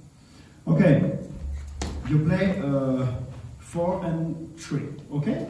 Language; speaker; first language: English; non-native, learner; French